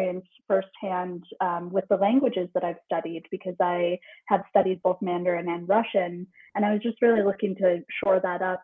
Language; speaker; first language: English; native; English